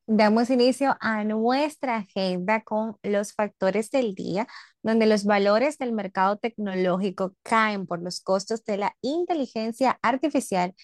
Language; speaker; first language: Spanish; native; Spanish